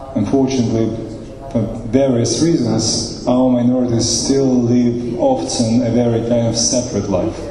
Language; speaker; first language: English; non-native, fluent; Romanian